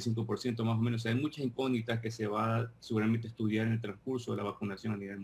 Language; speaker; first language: Spanish; native; Spanish